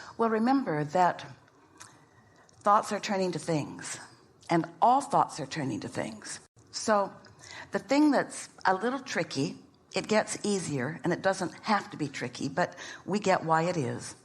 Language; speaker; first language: English; native; English